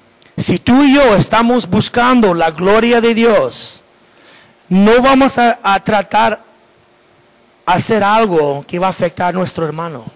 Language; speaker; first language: Spanish; non-native, fluent; English